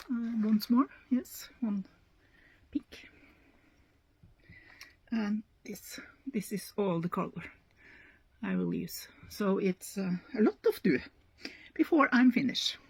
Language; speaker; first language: English; non-native, learner; Norwegian